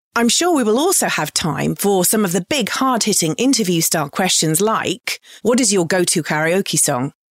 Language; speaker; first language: English; native; English